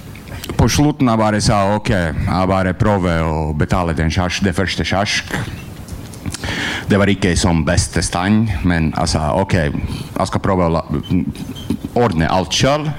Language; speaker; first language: Norwegian; non-native, learner; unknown